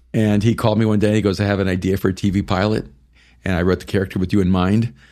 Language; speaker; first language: English; early bilingual, other home language; Spanish